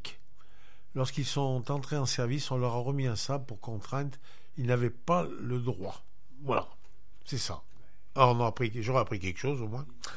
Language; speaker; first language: French; native; French